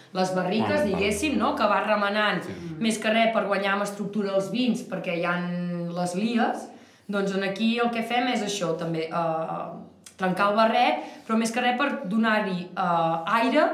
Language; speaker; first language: Catalan; native; Catalan